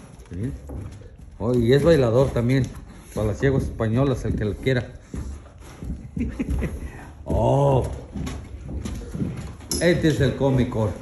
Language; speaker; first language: Spanish; native; Spanish